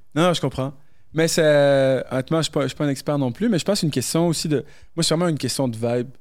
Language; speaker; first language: French; early bilingual, other home language; Arabic